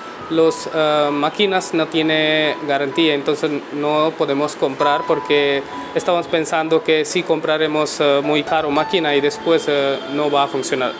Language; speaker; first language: Spanish; non-native, learner; Hindi